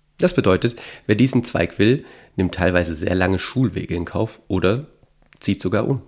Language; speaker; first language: German; native; German